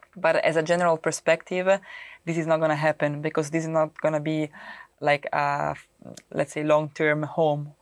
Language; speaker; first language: English; non-native, fluent; Italian